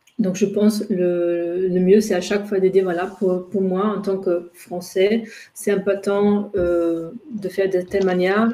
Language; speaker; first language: French; non-native, fluent; German